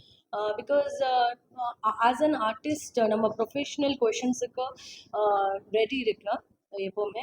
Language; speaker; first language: Tamil; non-native, fluent; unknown